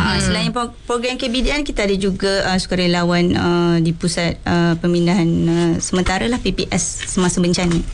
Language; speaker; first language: Malay; native; Malay